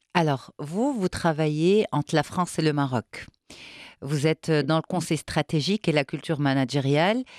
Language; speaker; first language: French; non-native, local second language; Arabic